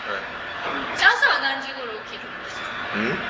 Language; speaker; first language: Japanese; native; Japanese